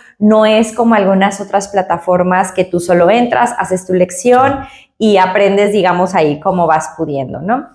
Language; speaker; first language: Spanish; native; Spanish